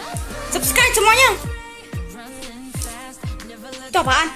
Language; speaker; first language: Indonesian; native; Indonesian